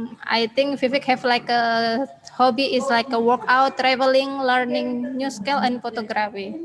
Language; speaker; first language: English; non-native, learner; Indonesian